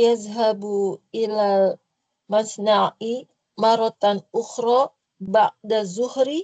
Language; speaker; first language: Arabic; non-native, learner; Indonesian